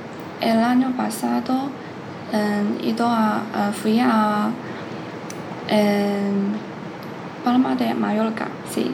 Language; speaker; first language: Spanish; non-native, learner; Chinese